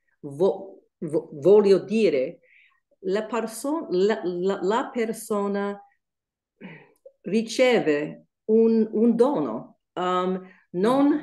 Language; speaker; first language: Italian; non-native, learner; English